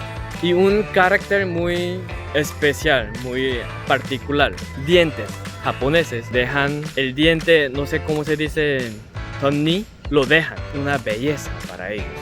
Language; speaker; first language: Spanish; non-native, learner; Korean